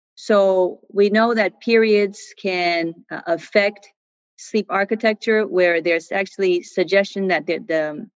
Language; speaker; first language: English; non-native, fluent; Chinese